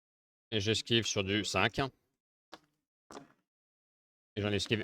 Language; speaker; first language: French; native; French